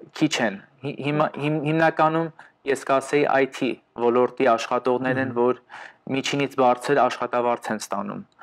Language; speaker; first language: Armenian; early bilingual, heritage; Armenian